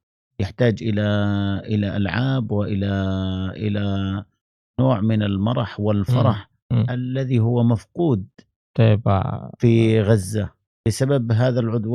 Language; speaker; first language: Arabic; native; Arabic